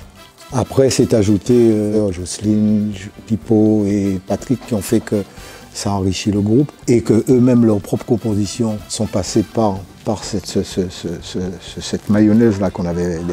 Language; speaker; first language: French; native; French